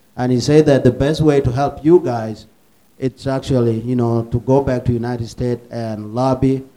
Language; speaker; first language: English; early bilingual, other home language; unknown